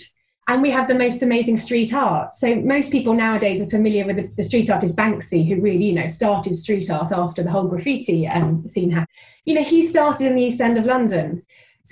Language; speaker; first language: English; native; English